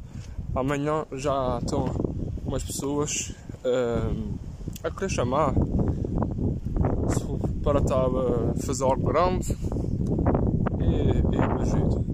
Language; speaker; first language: Portuguese; early bilingual, heritage; Portuguese